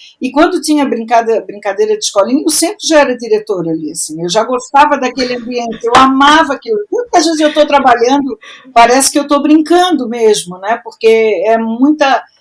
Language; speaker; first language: Portuguese; native; Portuguese